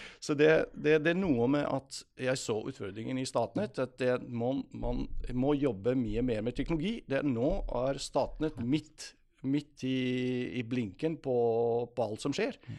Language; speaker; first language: Norwegian; non-native, fluent; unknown